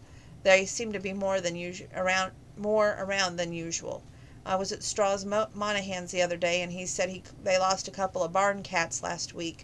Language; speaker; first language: English; native; English